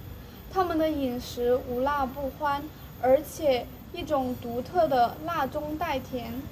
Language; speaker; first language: Chinese; native; Chinese